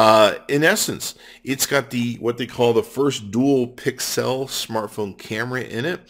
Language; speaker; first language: English; native; English